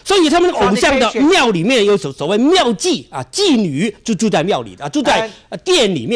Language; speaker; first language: Chinese; native; Chinese